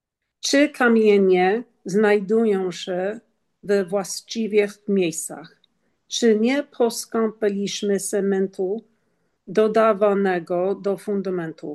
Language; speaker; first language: Polish; non-native, learner; English